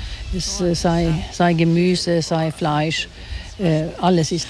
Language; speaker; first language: German; non-native, fluent; Swedish